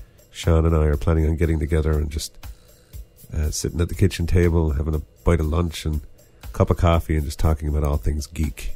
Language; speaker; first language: English; native; English